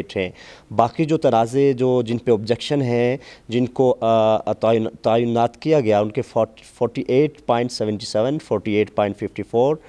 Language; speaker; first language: Urdu; non-native, local second language; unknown